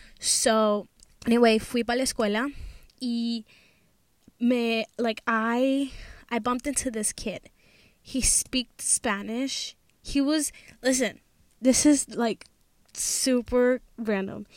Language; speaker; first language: English; early bilingual, other home language; Spanish